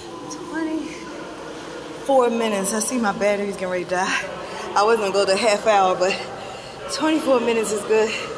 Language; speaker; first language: English; native; English